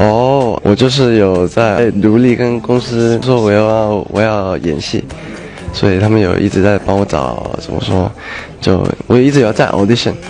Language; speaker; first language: Chinese; early bilingual, heritage; Chinese